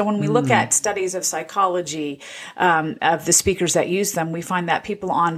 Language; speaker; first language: English; native; English